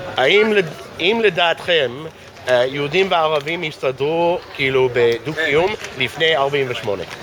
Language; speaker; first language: Hebrew; non-native, fluent; English